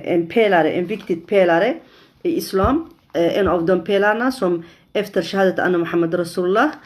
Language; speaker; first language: Swedish; non-native, fluent; Arabic